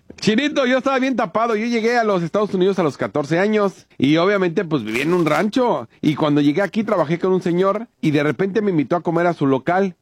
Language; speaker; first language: Spanish; native; Spanish